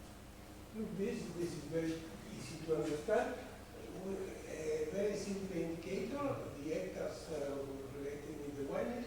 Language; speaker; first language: English; non-native, fluent; Spanish